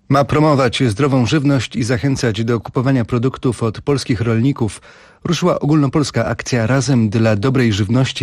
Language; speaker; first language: Polish; native; Polish